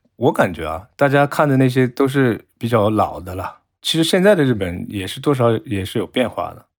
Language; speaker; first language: Chinese; non-native, fluent; Japanese